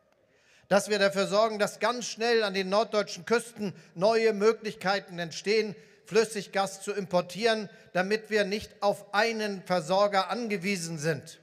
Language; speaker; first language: German; native; German